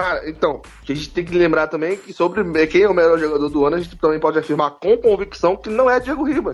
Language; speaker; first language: Portuguese; native; Portuguese